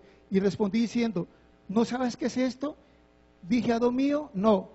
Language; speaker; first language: Spanish; native; Spanish